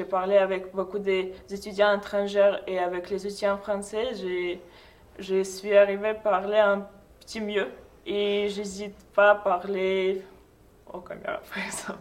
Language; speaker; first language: French; non-native, fluent; Russian